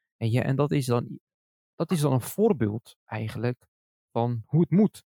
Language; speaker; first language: Dutch; early bilingual, other home language; Arabic